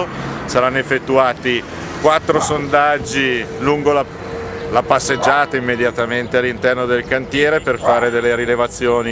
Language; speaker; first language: Italian; native; Italian